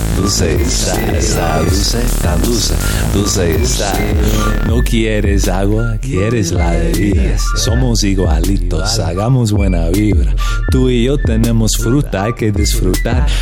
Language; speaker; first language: Spanish; non-native, fluent; English